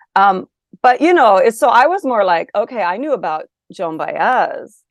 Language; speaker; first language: English; native; English